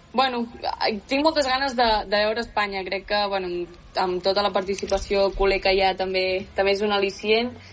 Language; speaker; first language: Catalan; native; Catalan